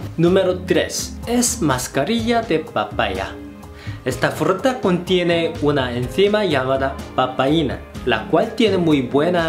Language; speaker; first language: Spanish; non-native, fluent; Korean